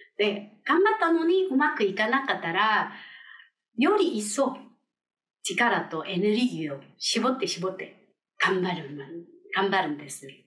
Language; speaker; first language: Japanese; non-native, fluent; Korean